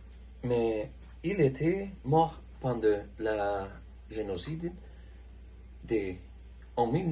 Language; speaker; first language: French; non-native, learner; Spanish